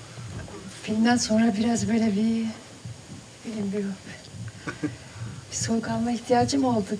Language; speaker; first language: Turkish; early bilingual, heritage; Turkish